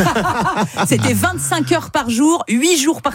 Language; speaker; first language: French; native; French